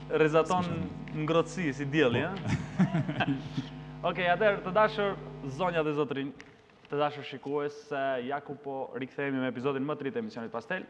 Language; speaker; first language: Albanian; native; Albanian